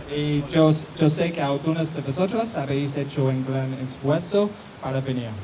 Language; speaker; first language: Spanish; non-native, learner; English